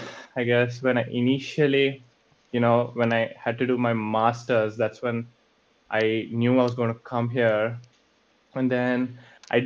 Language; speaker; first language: English; native; English